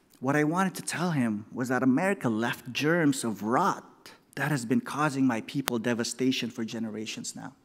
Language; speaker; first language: English; non-native, local second language; Filipino